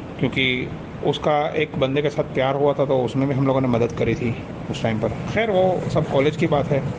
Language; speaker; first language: Hindi; non-native, local second language; Gujarati